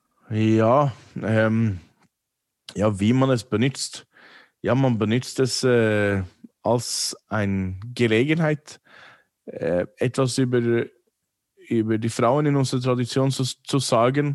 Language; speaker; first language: German; non-native, fluent; English